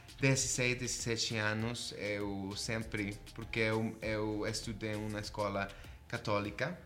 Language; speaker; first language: Portuguese; non-native, fluent; Spanish